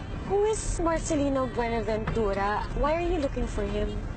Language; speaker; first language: English; non-native, local second language; Filipino